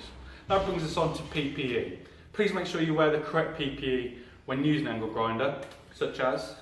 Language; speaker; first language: English; native; English